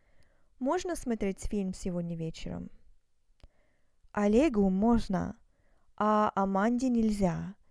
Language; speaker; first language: Russian; non-native, fluent; English